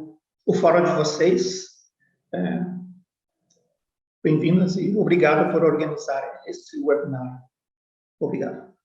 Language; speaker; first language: Portuguese; non-native, fluent; Spanish